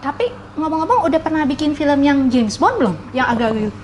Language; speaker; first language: Indonesian; native; Indonesian